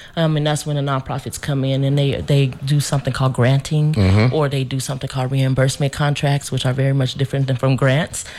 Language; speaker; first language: English; native; English